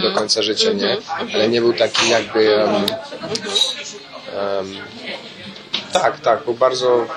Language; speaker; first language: Polish; early bilingual, heritage; Polish